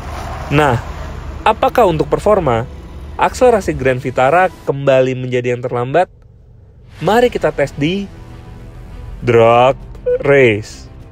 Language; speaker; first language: Indonesian; native; Indonesian